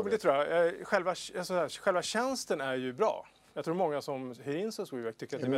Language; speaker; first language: Swedish; native; Swedish